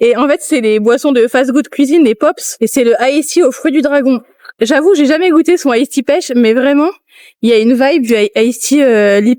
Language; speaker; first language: French; native; French